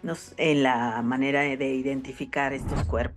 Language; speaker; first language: Spanish; native; Spanish